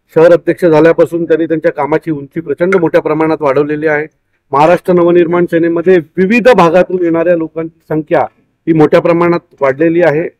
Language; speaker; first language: Marathi; native; Marathi